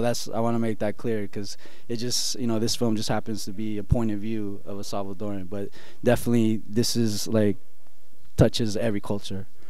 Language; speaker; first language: English; early bilingual, other home language; Spanish